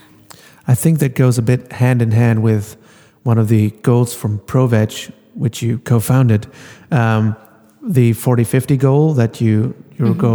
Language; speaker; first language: English; non-native, fluent; German